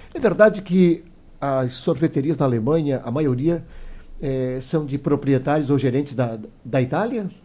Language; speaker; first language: Portuguese; native; Portuguese